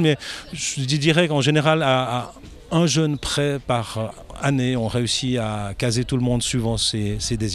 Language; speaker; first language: French; native; French